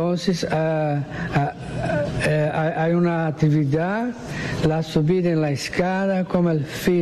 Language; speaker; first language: Spanish; non-native, learner; Portuguese